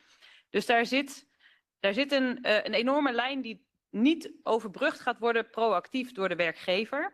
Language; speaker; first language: Dutch; native; Dutch